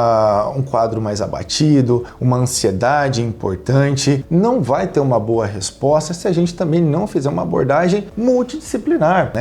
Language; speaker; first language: Portuguese; native; Portuguese